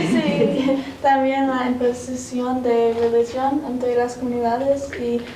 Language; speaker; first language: Spanish; non-native, learner; English